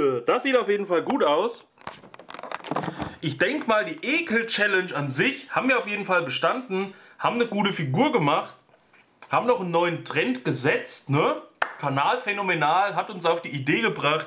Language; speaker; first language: German; native; German